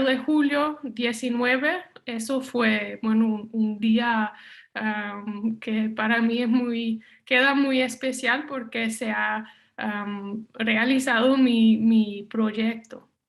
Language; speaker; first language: Spanish; non-native, fluent; Dutch